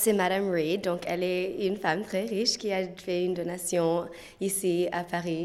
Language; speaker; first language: French; non-native, fluent; English